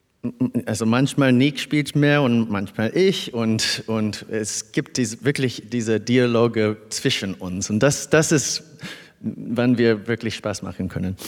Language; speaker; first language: German; non-native, fluent; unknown